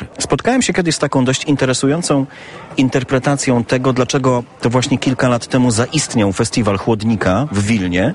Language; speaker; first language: Polish; native; Polish